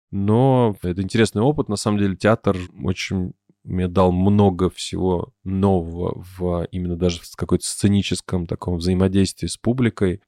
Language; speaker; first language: Russian; native; Russian